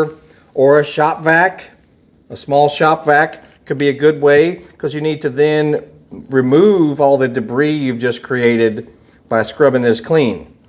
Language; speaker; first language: English; native; English